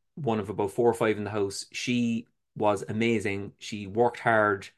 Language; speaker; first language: English; native; English